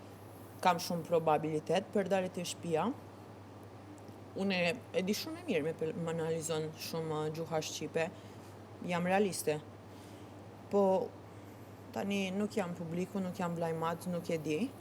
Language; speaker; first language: Albanian; non-native, learner; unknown